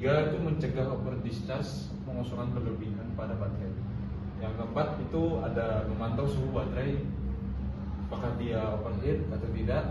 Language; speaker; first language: Indonesian; native; Indonesian